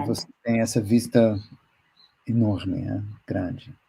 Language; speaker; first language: Portuguese; non-native, fluent; English